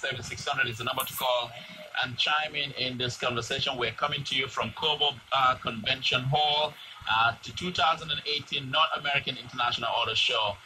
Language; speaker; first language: English; native; English